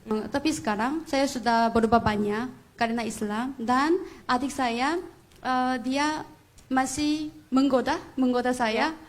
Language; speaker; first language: Indonesian; non-native, learner; Korean